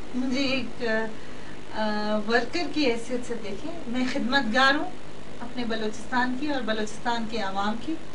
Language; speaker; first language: Urdu; non-native, local second language; Baluchi